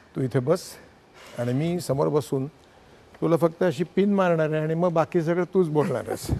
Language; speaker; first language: Marathi; native; Marathi